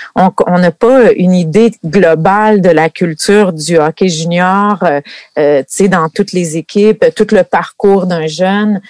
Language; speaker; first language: French; native; French